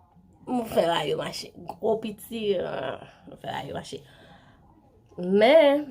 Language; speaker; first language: French; non-native, learner; Haitian Creole